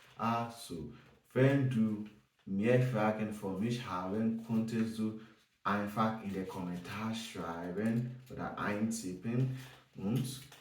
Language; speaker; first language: German; non-native, learner; English